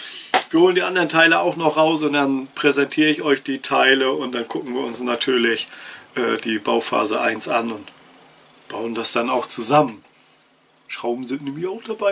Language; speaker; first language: German; native; German